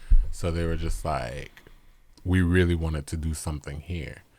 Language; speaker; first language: English; native; English